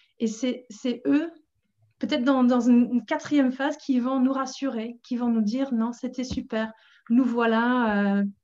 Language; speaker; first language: French; non-native, fluent; English